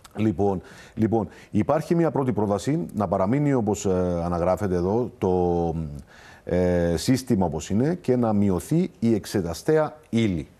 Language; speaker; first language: Greek; native; Greek